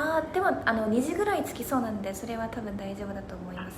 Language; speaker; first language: Japanese; non-native, fluent; Korean